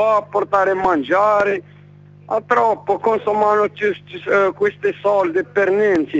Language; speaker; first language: Italian; non-native, learner; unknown